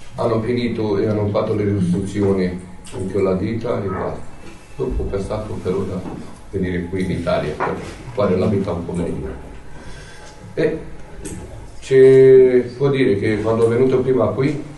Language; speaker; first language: Italian; non-native, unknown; Romany